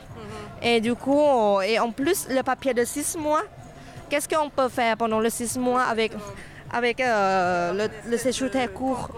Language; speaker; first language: French; non-native, fluent; Thai